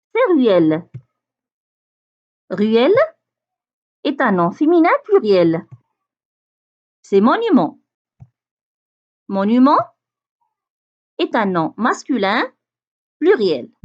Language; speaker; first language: French; non-native, local second language; Arabic